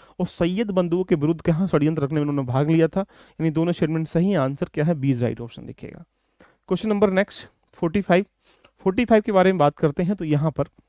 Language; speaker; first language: Hindi; native; Hindi